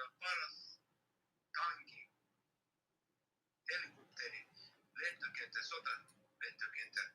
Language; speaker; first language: Finnish; non-native, learner; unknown